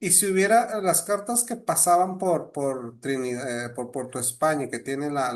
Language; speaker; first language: Spanish; native; Spanish